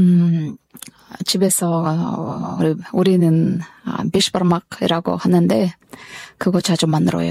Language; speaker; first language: Korean; non-native, learner; Kyrgyz